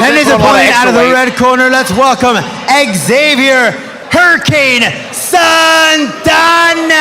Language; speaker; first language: English; native; English